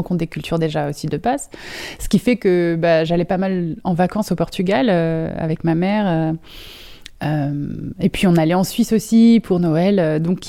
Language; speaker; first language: French; native; French